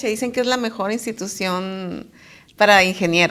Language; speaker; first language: Spanish; native; Spanish